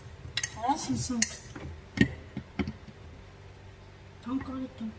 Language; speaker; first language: Arabic; native; Arabic